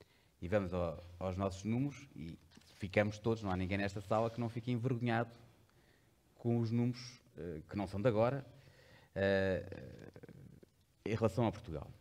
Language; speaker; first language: Portuguese; native; Portuguese